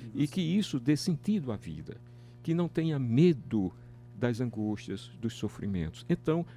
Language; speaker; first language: Portuguese; native; Portuguese